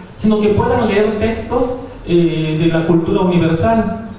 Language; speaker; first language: Spanish; non-native, local second language; Zapotec